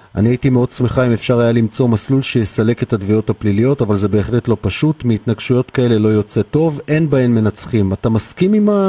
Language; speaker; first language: Hebrew; native; Hebrew